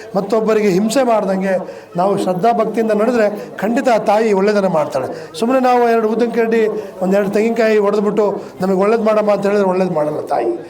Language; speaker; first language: Kannada; non-native, local second language; Lambadi